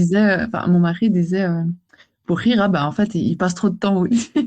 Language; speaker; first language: French; native; French